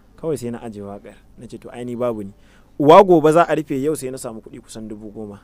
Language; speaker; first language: Hausa; non-native, local second language; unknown